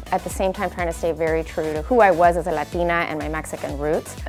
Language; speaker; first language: English; early bilingual, other home language; Spanish